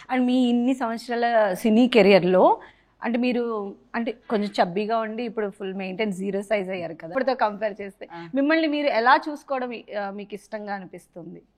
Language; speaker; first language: Telugu; native; Telugu